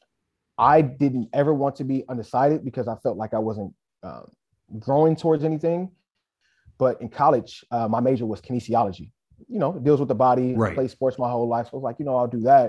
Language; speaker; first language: English; native; English